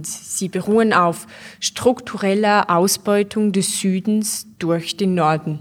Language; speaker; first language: German; native; German